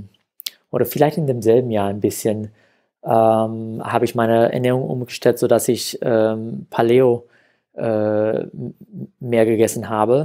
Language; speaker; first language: German; non-native, fluent; English